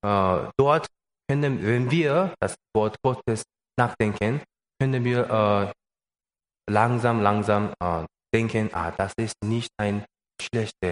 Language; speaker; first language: German; non-native, learner; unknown